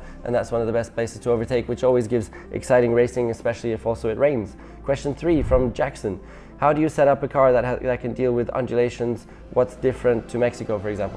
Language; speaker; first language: English; non-native, fluent; German